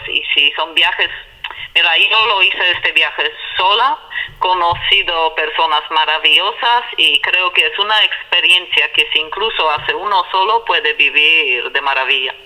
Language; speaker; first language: Spanish; non-native, fluent; Polish